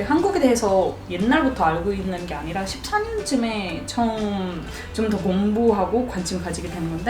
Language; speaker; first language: Korean; non-native, fluent; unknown